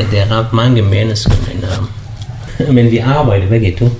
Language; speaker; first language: Danish; non-native, learner; Kurdish